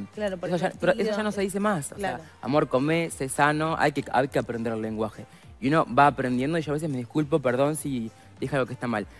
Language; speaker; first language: Spanish; native; Spanish